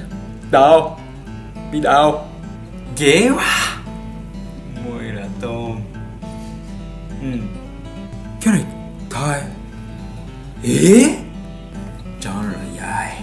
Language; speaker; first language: Vietnamese; non-native, learner; Japanese